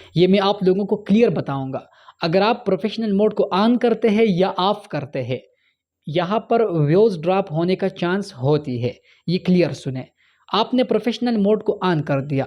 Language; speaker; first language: Urdu; non-native, local second language; Punjabi